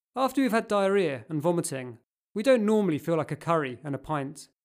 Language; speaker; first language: English; native; English